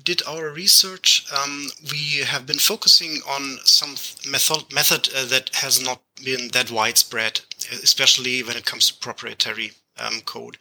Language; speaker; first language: English; non-native, fluent; German